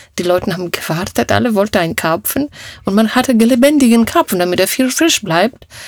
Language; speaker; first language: German; non-native, fluent; Polish